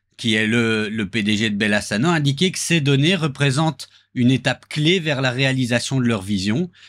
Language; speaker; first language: French; native; French